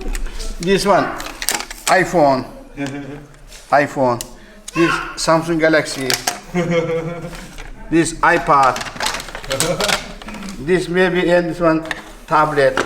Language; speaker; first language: English; non-native, learner; Uzbek